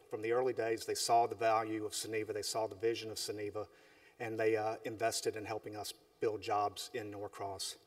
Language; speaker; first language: English; native; English